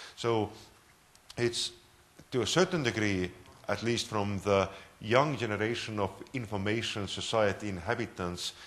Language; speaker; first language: English; non-native, fluent; Estonian